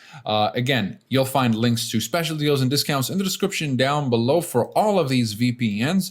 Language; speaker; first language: English; native; English